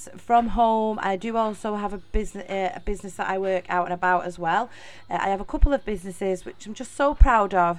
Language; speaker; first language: English; native; English